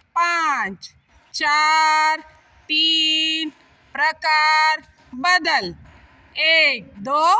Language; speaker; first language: Hindi; non-native, local second language; Marathi